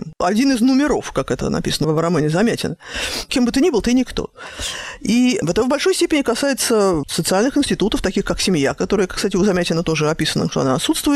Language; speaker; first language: Russian; native; Russian